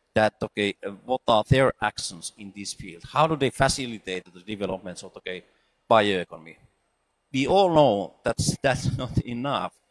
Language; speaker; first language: English; non-native, fluent; Finnish